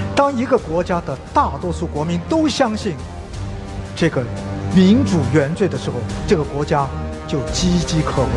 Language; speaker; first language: Chinese; native; Chinese